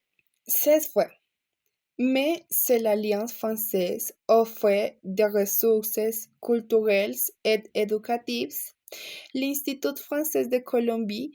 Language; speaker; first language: French; non-native, learner; Spanish